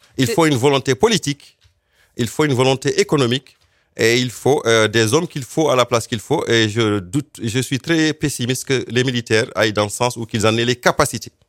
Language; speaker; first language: French; non-native, local second language; Fula